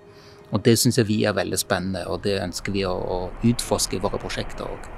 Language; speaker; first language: Norwegian; non-native, fluent; German